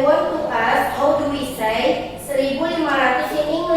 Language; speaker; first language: English; non-native, learner; Indonesian